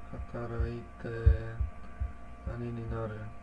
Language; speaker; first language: Japanese; non-native, learner; English